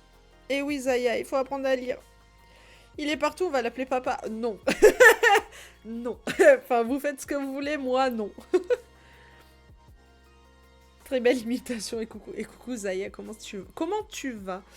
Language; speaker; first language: French; native; French